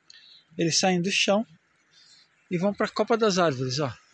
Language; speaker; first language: Portuguese; native; Portuguese